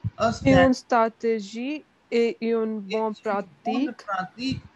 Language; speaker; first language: French; non-native, learner; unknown